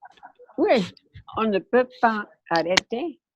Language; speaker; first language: French; non-native, learner; English